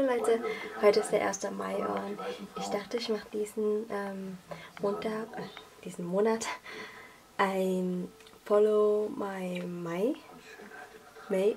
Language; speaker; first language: German; early bilingual, other home language; Vietnamese